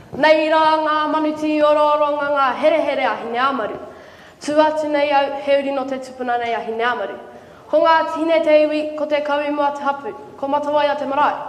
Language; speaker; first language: Māori; native; Māori